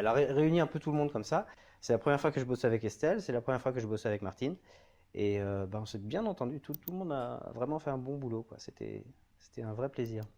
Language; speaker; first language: French; native; French